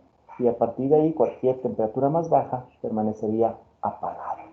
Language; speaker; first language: Spanish; native; Spanish